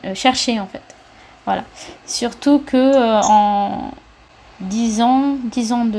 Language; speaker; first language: French; early bilingual, other home language; Spanish